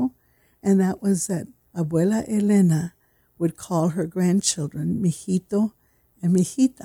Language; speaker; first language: English; native; English